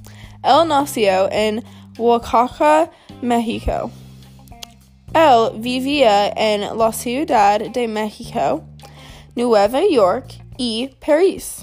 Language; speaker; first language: Spanish; non-native, learner; English